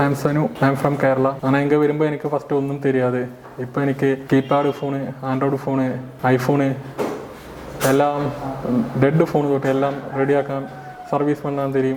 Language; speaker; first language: Tamil; non-native, local second language; Malayalam